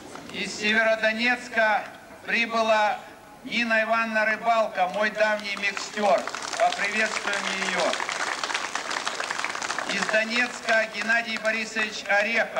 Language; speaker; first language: Russian; native; Russian